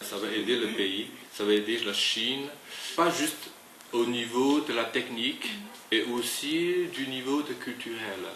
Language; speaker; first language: French; non-native, learner; Chinese